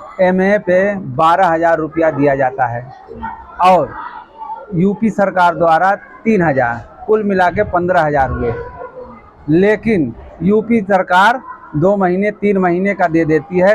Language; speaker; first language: Hindi; native; Hindi